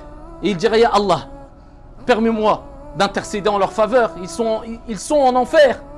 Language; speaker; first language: French; native; French